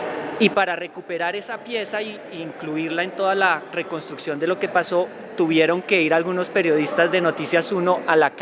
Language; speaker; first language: Spanish; native; Spanish